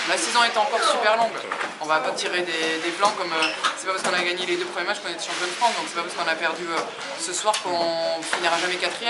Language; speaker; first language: French; native; French